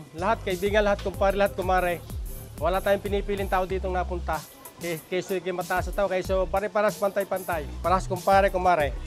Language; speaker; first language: Filipino; native; Filipino